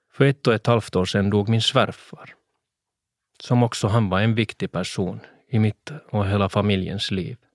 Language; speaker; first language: Swedish; native; Swedish